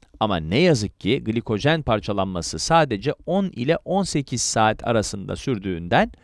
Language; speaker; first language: Turkish; native; Turkish